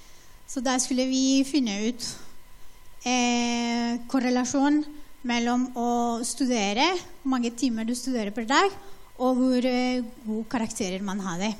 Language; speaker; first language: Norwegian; non-native, fluent; Spanish